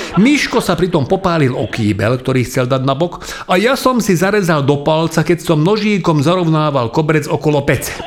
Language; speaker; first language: Slovak; non-native, local second language; Hungarian